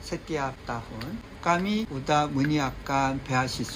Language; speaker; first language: Indonesian; non-native, learner; Korean